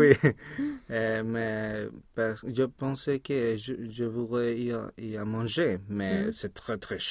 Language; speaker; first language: French; non-native, learner; Spanish